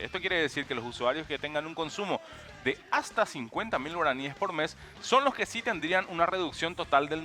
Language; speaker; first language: Spanish; native; Spanish